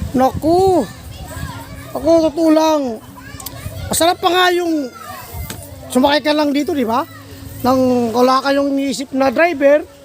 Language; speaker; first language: Filipino; non-native, local second language; Waray